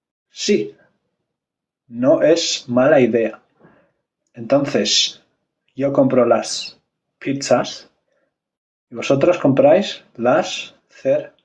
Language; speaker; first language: Spanish; non-native, fluent; French